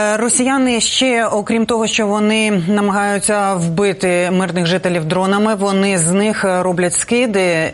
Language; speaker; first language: Ukrainian; native; Ukrainian